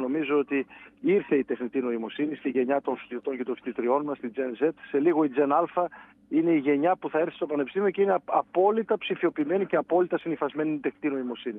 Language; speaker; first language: Greek; native; Greek